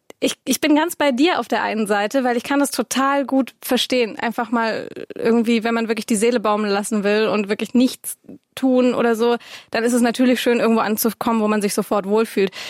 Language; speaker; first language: German; native; German